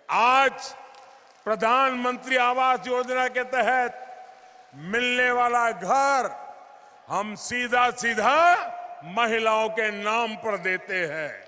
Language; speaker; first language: Hindi; non-native, local second language; Gujarati